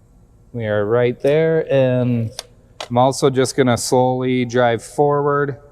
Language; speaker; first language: English; native; English